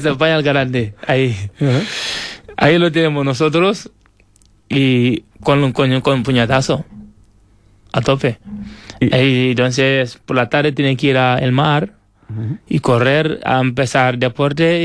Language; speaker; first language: Spanish; non-native, fluent; Wolof